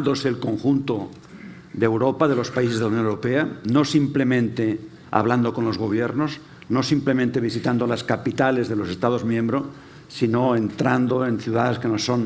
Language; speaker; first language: Spanish; native; Spanish